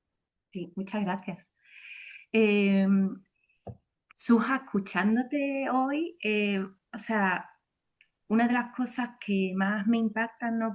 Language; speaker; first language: Spanish; native; Spanish